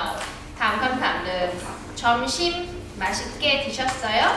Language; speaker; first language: Korean; non-native, fluent; Thai